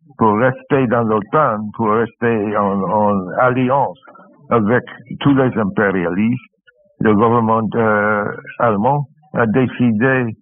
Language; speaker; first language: French; non-native, learner; English